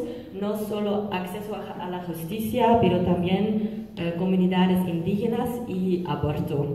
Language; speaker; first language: Spanish; non-native, learner; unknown